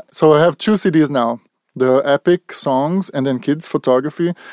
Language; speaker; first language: English; non-native, fluent; Portuguese